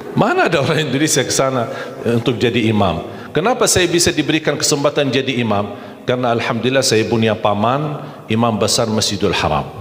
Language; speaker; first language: Malay; non-native, fluent; Arabic